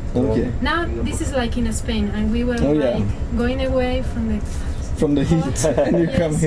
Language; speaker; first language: English; non-native, learner; Spanish